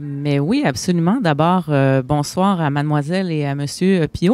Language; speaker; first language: French; native; French